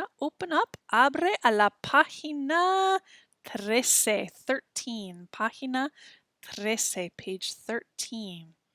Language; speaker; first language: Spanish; non-native, fluent; English